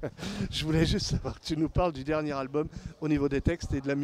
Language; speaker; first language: French; native; French